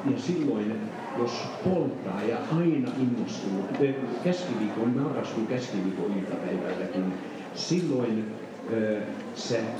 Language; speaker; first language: Finnish; non-native, fluent; Hungarian